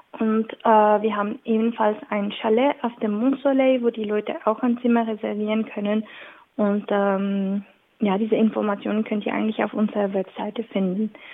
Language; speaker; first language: German; non-native, local second language; French